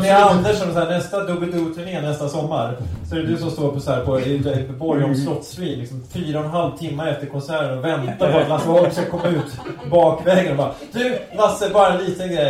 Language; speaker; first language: Swedish; native; Swedish